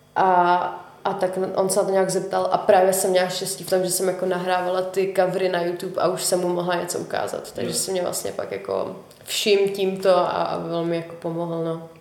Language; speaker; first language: Czech; non-native, local second language; Russian